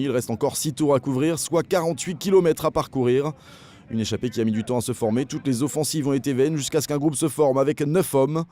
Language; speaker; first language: French; native; French